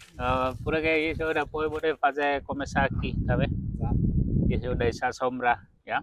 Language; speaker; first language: Portuguese; non-native, learner; Vietnamese